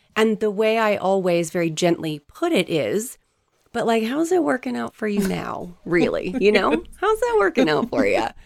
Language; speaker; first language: English; native; English